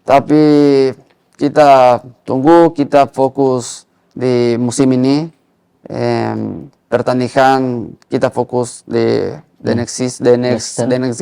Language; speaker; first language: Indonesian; non-native, learner; Spanish